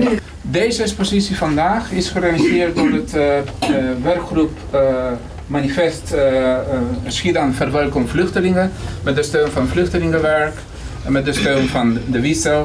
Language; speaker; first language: Dutch; non-native, fluent; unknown